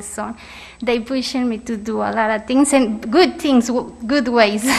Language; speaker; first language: English; non-native, learner; Spanish